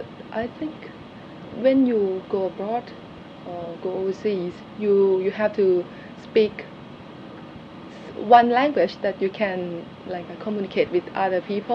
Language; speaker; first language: English; non-native, learner; Thai